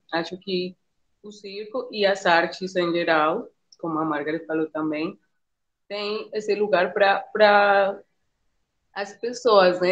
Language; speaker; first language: Portuguese; non-native, fluent; Spanish